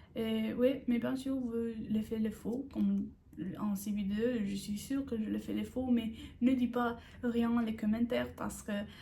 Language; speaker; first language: French; non-native, learner; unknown